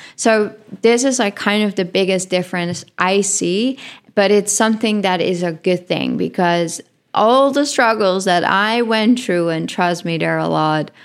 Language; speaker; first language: English; non-native, fluent; Dutch